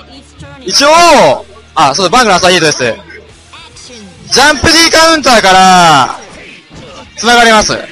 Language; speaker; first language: Japanese; native; Japanese